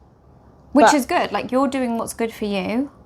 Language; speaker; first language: English; native; English